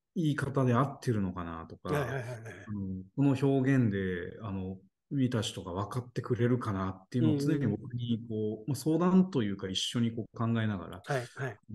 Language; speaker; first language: Japanese; native; Japanese